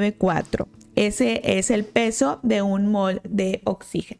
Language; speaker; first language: Spanish; native; Spanish